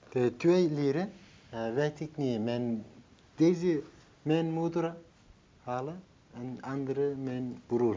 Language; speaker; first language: Dutch; non-native, learner; Turkish